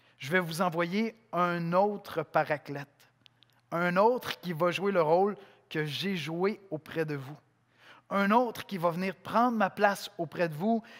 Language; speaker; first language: French; native; French